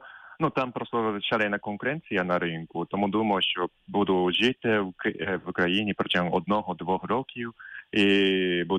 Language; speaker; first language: Ukrainian; non-native, fluent; Japanese